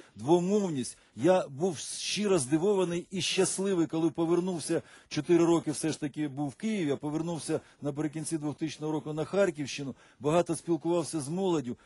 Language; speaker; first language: Ukrainian; non-native, local second language; Russian